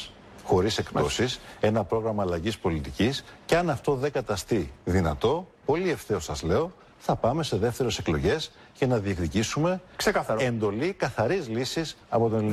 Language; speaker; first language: Greek; native; Greek